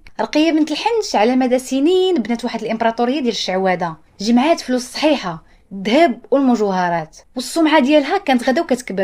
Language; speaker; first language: Arabic; native; Arabic